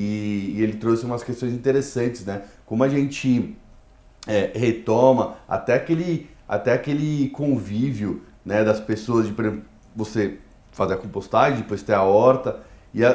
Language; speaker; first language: Portuguese; native; Portuguese